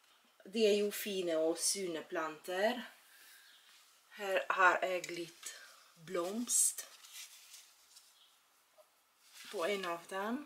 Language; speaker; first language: Swedish; non-native, learner; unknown